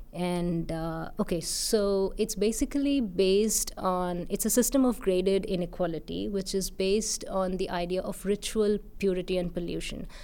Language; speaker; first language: English; non-native, local second language; Hindi